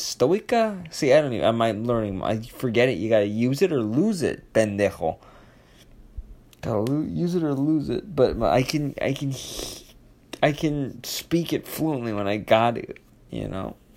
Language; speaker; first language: English; native; English